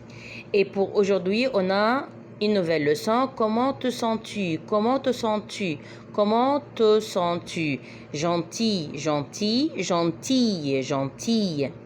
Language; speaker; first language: French; non-native, fluent; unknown